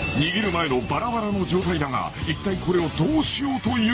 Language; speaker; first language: Japanese; native; Japanese